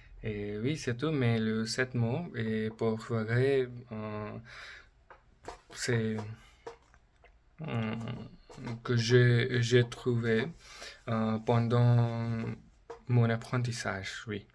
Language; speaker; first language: French; non-native, learner; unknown